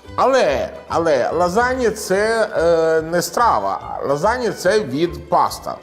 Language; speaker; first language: Ukrainian; non-native, learner; Italian